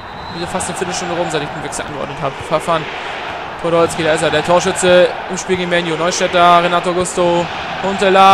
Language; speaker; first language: German; native; German